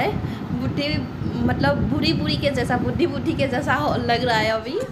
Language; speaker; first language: Hindi; non-native, local second language; Assamese